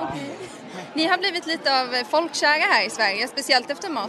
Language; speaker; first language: Swedish; native; Swedish